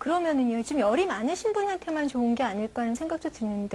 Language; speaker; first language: Korean; native; Korean